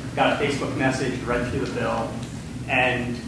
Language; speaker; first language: English; native; English